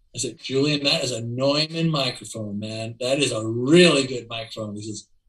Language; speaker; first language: English; native; English